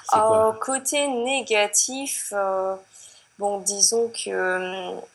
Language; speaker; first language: French; native; French